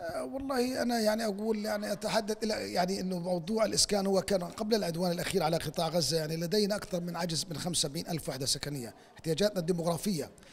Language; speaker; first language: Arabic; native; Arabic